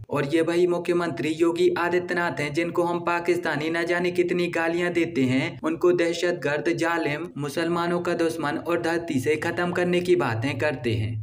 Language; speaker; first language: Hindi; native; Hindi